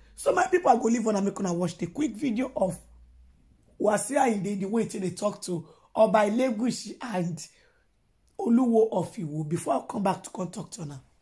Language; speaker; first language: Nigerian Pidgin; non-native, local second language; Yoruba